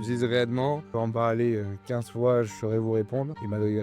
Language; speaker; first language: French; native; French